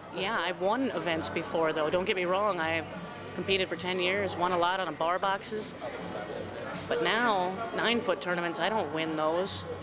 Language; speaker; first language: English; native; English